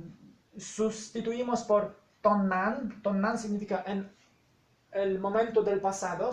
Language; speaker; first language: Spanish; non-native, fluent; Polish